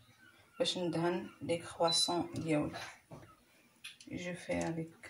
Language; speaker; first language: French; non-native, local second language; Arabic